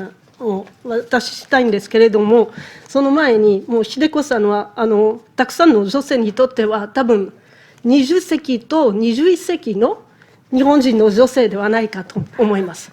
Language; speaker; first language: Japanese; non-native, fluent; French